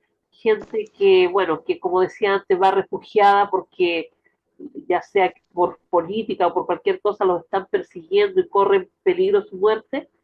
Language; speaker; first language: Spanish; native; Spanish